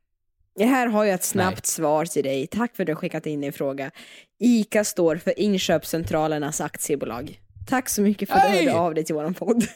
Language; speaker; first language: Swedish; native; Swedish